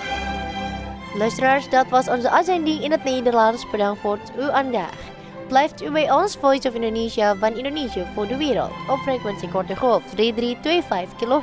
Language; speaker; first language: Dutch; non-native, fluent; Indonesian